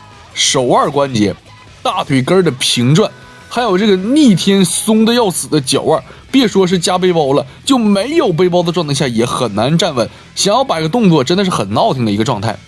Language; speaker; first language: Chinese; native; Chinese